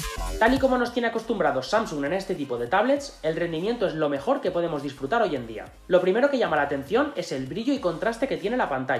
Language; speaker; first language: Spanish; native; Spanish